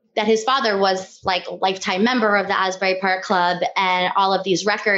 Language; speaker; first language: English; native; English